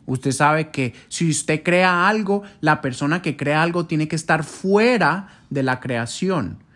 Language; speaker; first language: Spanish; early bilingual, heritage; Spanish